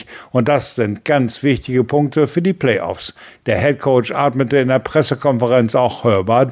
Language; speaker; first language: German; native; German